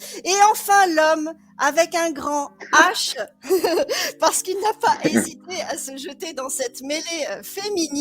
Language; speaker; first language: French; native; French